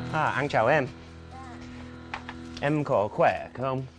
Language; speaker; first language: Vietnamese; non-native, learner; English